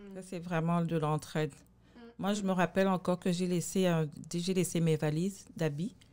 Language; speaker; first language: French; non-native, local second language; Lingala